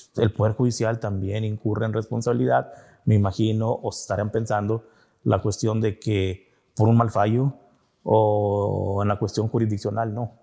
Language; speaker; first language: Spanish; native; Spanish